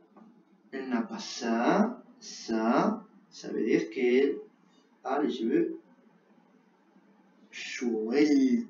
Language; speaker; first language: French; non-native, fluent; Spanish